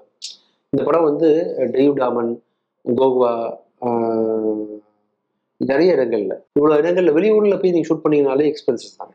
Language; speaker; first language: Tamil; native; Tamil